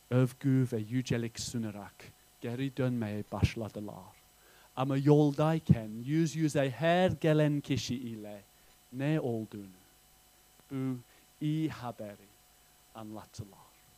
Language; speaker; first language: Turkish; non-native, fluent; English